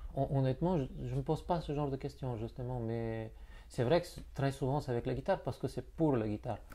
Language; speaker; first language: French; non-native, fluent; Bulgarian